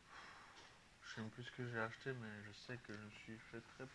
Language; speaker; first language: French; native; French